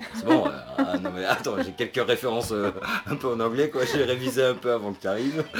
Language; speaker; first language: French; native; French